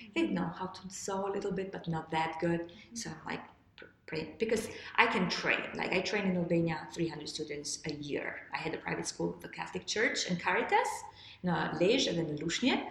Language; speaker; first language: English; non-native, fluent; Albanian